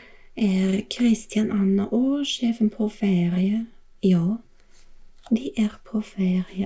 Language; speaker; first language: Norwegian; non-native, learner; German